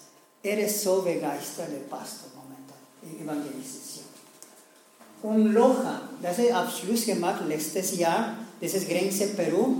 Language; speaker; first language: German; non-native, learner; Spanish